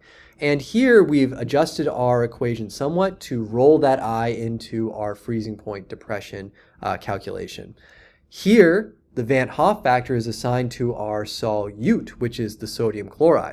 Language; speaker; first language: English; native; English